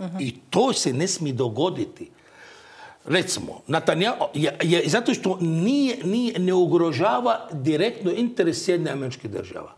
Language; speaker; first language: Croatian; non-native, fluent; Arabic